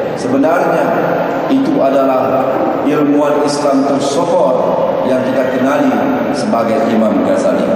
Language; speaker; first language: Malay; native; Malay